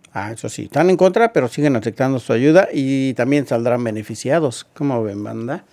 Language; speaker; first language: Spanish; native; Spanish